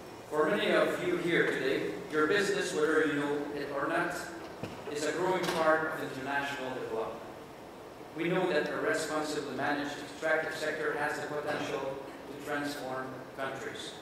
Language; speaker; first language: English; non-native, local second language; French